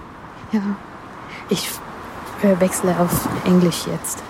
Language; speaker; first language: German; non-native, learner; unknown